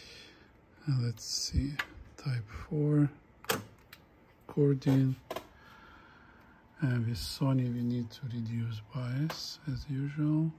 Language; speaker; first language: English; non-native, fluent; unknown